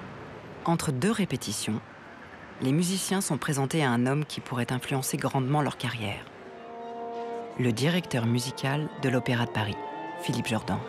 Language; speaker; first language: French; native; French